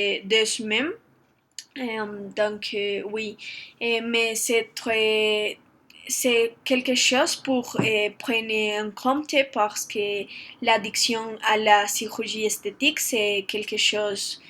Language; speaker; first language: French; non-native, learner; Spanish